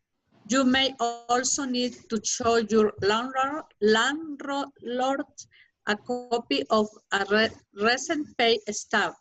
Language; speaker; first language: English; non-native, learner; Spanish